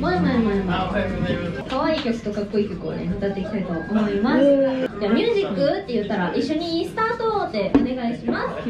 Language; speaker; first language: Japanese; native; Japanese